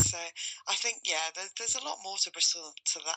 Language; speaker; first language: English; native; English